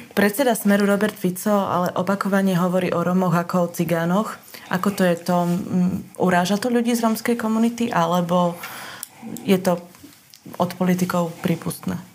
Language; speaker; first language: Slovak; native; Slovak